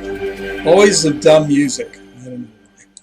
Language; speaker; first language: English; native; English